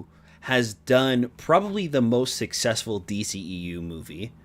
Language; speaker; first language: English; native; English